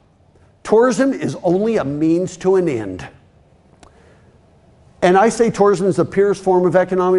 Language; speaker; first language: English; native; English